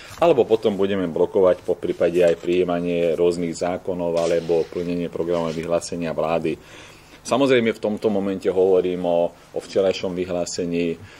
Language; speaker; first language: Slovak; non-native, local second language; Hungarian